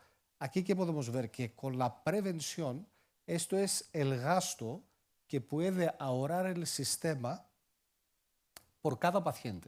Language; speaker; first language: Spanish; non-native, fluent; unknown